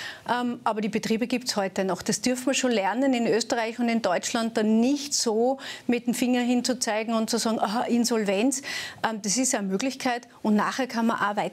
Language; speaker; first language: German; native; German